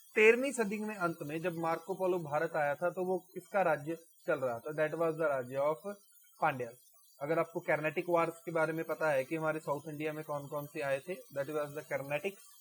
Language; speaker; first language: Hindi; non-native, local second language; Punjabi